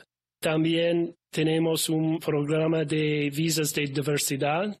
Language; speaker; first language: Spanish; non-native, fluent; English